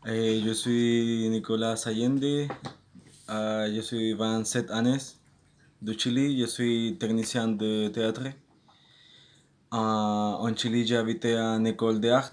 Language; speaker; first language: French; non-native, learner; Spanish